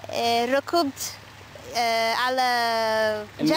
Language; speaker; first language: Arabic; non-native, learner; English